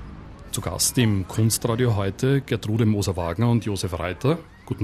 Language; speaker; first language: German; native; German